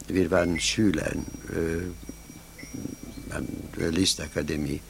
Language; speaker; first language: German; non-native, fluent; Hungarian